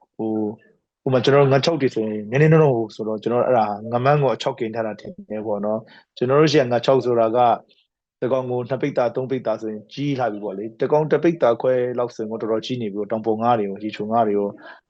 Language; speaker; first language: Burmese; non-native, local second language; Hakha Chin